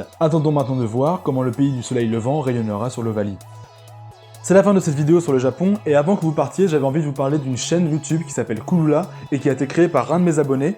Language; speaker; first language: French; native; French